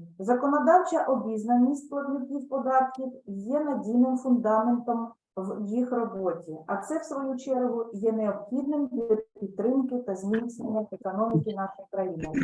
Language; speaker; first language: Ukrainian; native; Ukrainian